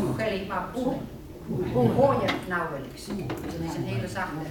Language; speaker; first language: Dutch; non-native, fluent; Finnish